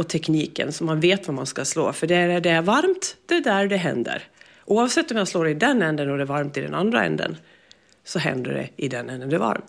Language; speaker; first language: Swedish; native; Swedish